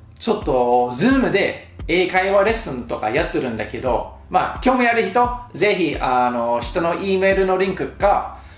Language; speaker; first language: Japanese; non-native, fluent; English